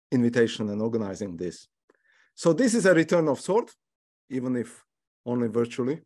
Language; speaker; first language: English; non-native, fluent; Slovak